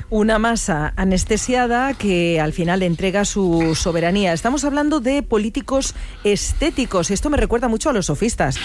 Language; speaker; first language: Spanish; native; Spanish